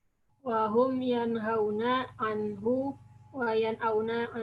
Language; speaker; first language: Arabic; non-native, learner; Indonesian